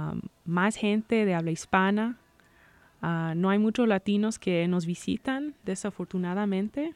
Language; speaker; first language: Spanish; early bilingual, heritage; Spanish